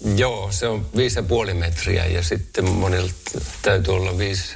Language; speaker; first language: Finnish; non-native, local second language; Northern Sami